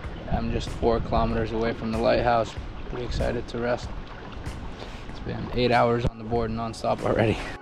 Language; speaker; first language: English; non-native, fluent; Finnish